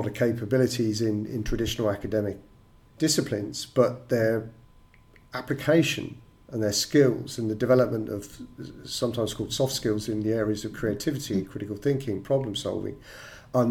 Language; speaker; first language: English; native; English